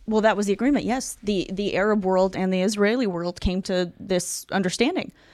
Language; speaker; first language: English; non-native, fluent; Russian